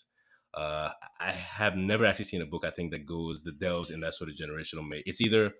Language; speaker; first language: English; non-native, local second language; Yoruba